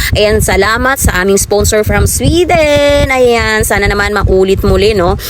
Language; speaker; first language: Filipino; non-native, local second language; Cebuano